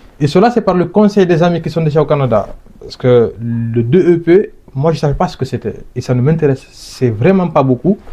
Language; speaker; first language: French; non-native, local second language; Fula